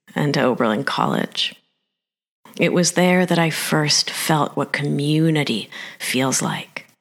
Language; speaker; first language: English; early bilingual, other home language; Spanish